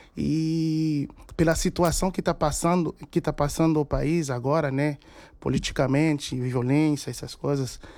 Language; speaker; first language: Portuguese; non-native, fluent; Haitian Creole